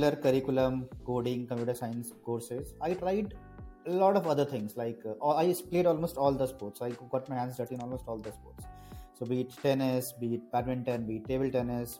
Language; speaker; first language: English; non-native, local second language; Hindi